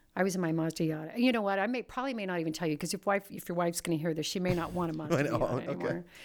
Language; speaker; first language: English; early bilingual, other home language; Italian